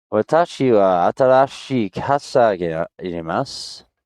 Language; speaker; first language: Japanese; non-native, learner; English